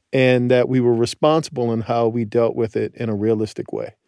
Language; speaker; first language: English; native; English